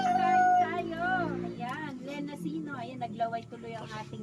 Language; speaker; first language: Filipino; native; Filipino